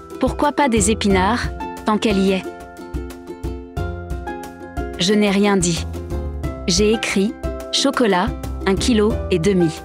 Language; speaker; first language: French; non-native, local second language; Arabic